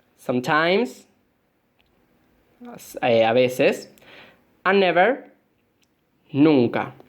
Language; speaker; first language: English; non-native, fluent; Spanish